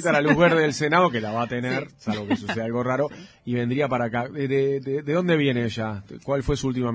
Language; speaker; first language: Spanish; native; Spanish